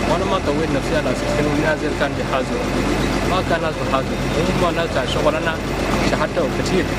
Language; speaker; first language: Arabic; non-native, local second language; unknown